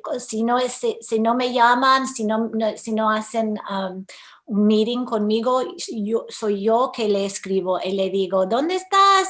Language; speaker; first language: Spanish; early bilingual, heritage; English